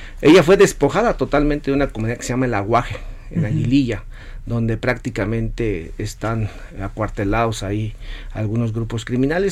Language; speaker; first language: Spanish; native; Spanish